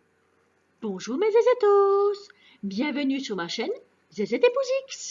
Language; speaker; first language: French; native; French